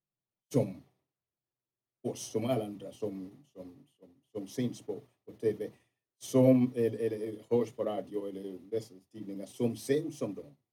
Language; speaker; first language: Swedish; non-native, fluent; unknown